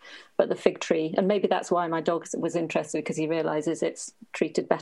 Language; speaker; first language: English; native; English